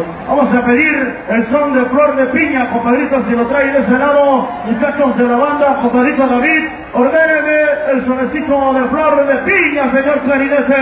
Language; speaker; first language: Spanish; native; Spanish